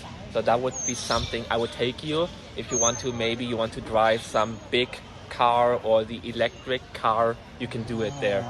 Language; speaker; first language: English; non-native, fluent; German